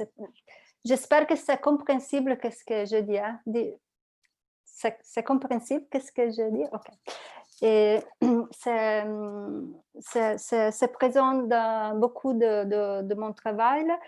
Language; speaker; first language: French; non-native, learner; Italian